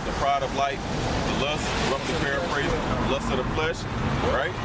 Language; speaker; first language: English; native; English